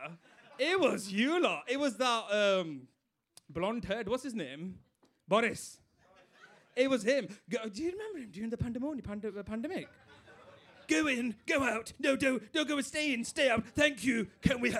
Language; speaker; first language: English; native; English